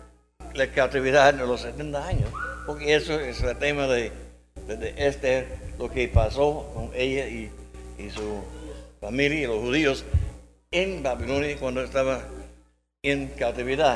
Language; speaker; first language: Spanish; non-native, learner; English